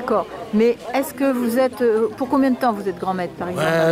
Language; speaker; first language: French; native; French